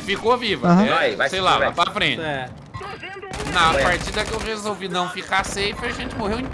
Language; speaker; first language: Portuguese; native; Portuguese